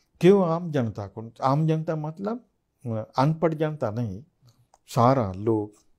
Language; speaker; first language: Hindi; non-native, fluent; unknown